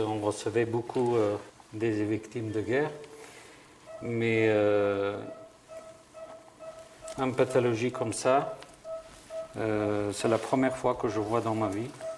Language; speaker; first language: French; non-native, fluent; Persian